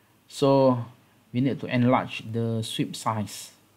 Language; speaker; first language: English; non-native, local second language; Malay